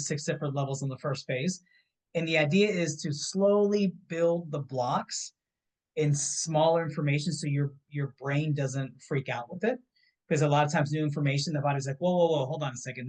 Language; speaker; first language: English; native; English